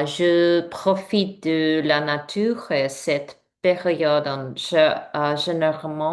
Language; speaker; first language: French; non-native, learner; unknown